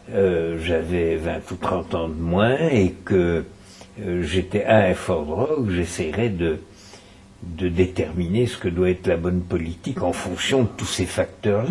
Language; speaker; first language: French; native; French